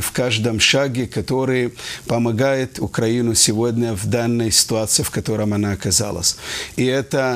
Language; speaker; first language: Russian; non-native, fluent; Arabic